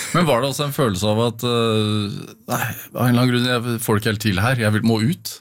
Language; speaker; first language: Norwegian; native; Norwegian